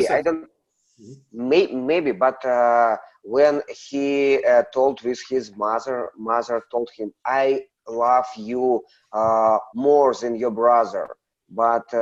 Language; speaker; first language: English; non-native, learner; Russian